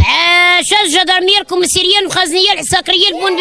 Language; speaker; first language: Arabic; native; Arabic